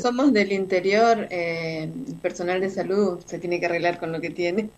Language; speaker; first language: Spanish; native; Spanish